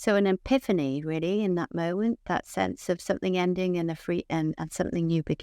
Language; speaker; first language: English; native; English